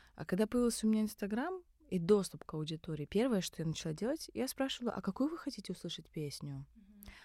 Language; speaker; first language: Russian; early bilingual, other home language; Tajik